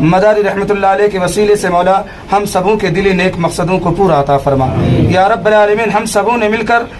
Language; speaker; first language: Urdu; native; Urdu